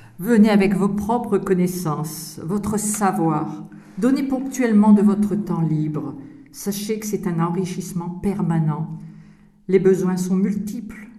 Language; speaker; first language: French; native; French